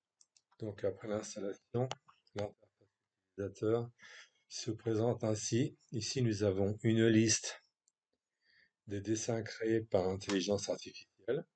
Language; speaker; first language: French; native; French